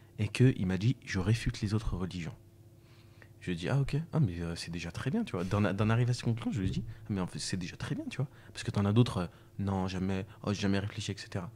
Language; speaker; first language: French; native; French